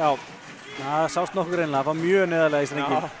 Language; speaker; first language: Icelandic; native; Icelandic